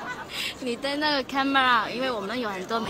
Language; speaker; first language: Chinese; non-native, fluent; Vietnamese